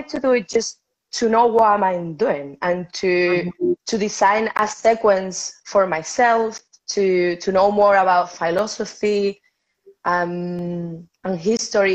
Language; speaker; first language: English; non-native, fluent; Spanish